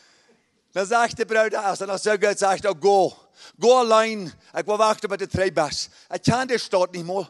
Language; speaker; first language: German; early bilingual, heritage; Plautdietsch